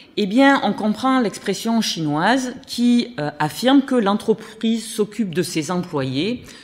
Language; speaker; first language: French; native; French